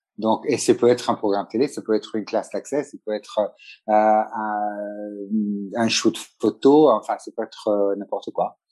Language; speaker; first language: French; non-native, fluent; Italian